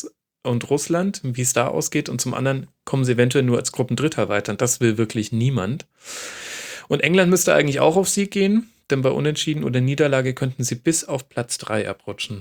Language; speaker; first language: German; native; German